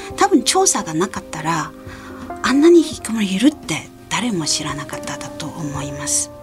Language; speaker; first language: Japanese; non-native, fluent; Malay